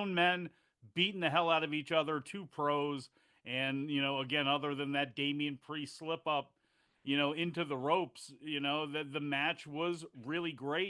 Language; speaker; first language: English; native; English